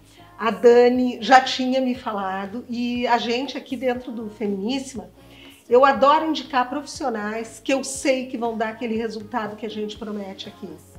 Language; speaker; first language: Portuguese; native; Portuguese